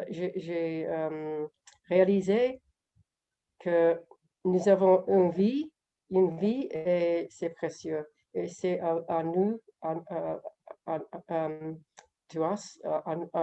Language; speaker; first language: French; non-native, learner; English